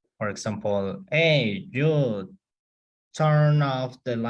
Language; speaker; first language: English; non-native, learner; Spanish